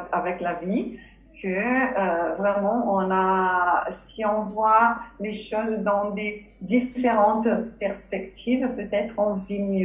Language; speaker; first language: French; non-native, fluent; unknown